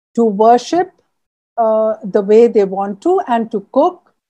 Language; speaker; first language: English; non-native, local second language; Urdu